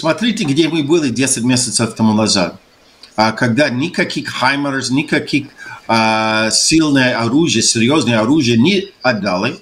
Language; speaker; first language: Russian; non-native, fluent; English